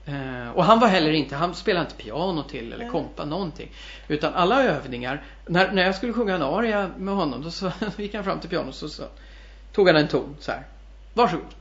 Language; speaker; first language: Swedish; native; Swedish